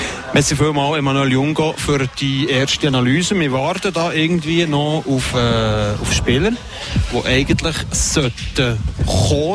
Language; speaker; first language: German; native; German